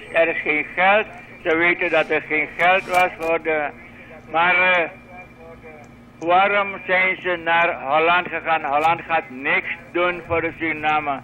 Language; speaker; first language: Dutch; non-native, local second language; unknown